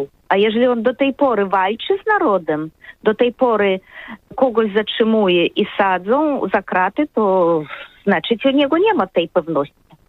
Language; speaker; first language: Polish; non-native, learner; Russian